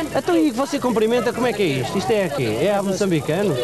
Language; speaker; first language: Portuguese; native; Portuguese